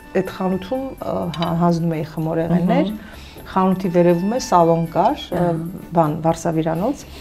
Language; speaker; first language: Armenian; native; Armenian